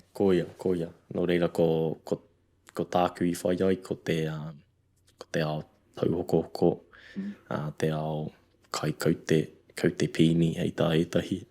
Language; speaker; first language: Māori; native; Māori